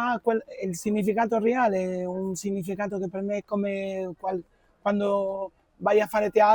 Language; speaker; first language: Italian; non-native, fluent; Spanish